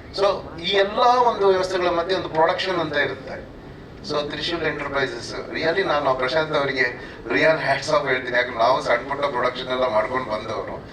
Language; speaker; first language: Kannada; native; Kannada